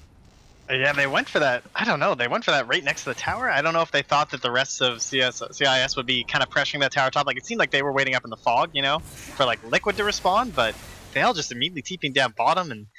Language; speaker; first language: English; native; English